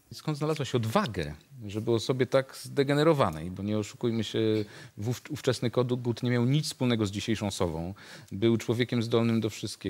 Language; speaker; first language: Polish; native; Polish